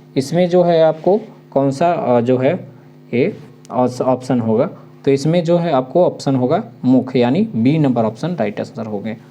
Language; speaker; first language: Hindi; native; Hindi